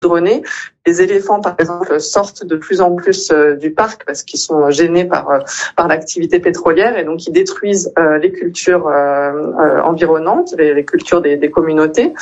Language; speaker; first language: French; native; French